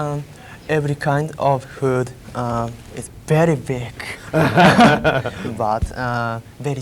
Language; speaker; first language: English; non-native, learner; Japanese